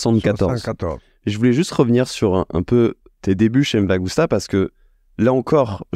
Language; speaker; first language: French; native; French